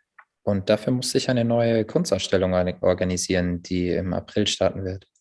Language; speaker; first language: German; native; German